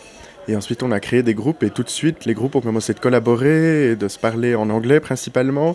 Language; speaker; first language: French; native; French